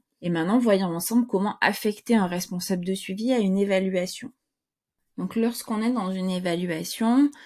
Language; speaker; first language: French; native; French